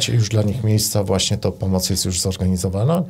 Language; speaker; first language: Polish; native; Polish